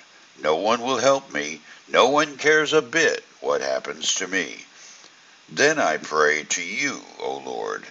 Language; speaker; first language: English; native; English